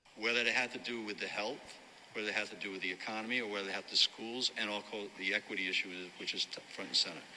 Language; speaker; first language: English; native; English